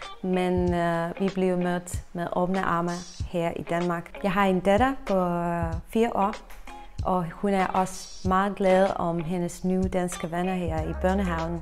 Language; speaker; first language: Danish; non-native, learner; Ukrainian